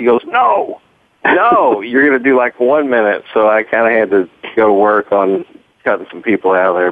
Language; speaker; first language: English; native; English